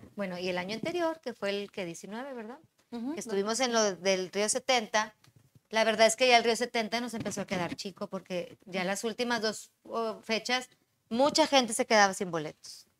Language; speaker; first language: Spanish; native; Spanish